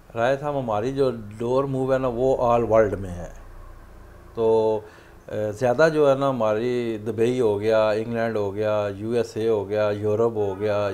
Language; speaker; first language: Urdu; non-native, local second language; Punjabi